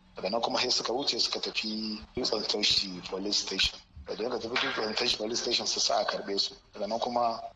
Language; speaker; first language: Hausa; native; Hausa